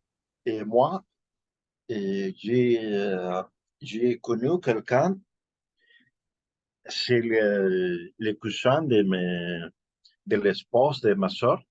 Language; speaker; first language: French; non-native, learner; Spanish